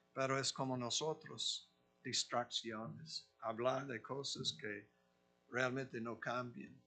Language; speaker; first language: Spanish; non-native, fluent; English